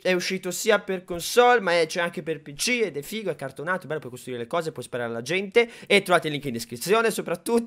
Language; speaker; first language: Italian; native; Italian